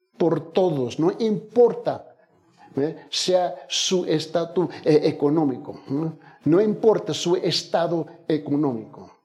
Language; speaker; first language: Spanish; early bilingual, heritage; Spanish